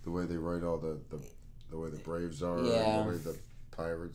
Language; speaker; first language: English; native; English